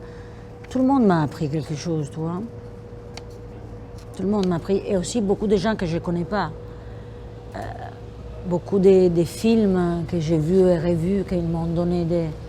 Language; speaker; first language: French; non-native, fluent; Italian